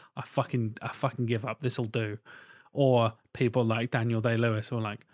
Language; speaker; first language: English; native; English